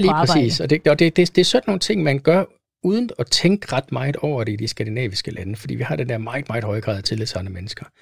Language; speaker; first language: Danish; native; Danish